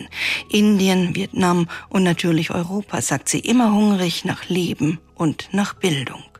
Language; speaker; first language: German; native; German